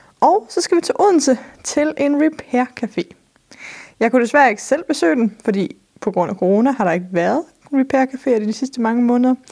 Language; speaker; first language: Danish; native; Danish